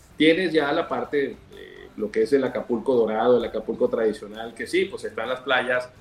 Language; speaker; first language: Spanish; native; Spanish